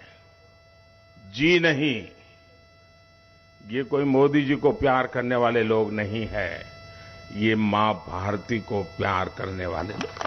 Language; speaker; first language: Hindi; non-native, local second language; Gujarati